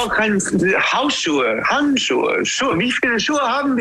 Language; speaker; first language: German; non-native, learner; English